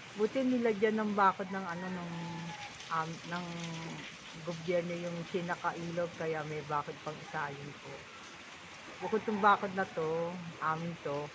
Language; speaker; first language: Filipino; native; Filipino